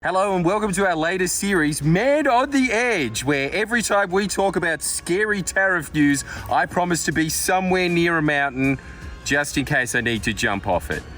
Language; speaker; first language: English; native; English